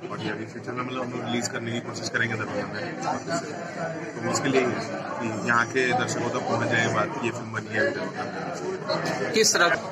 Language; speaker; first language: Hindi; native; Hindi